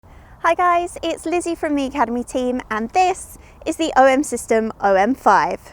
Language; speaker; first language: English; native; English